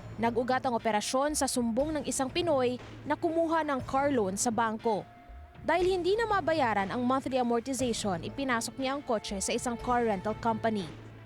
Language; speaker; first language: Filipino; native; Filipino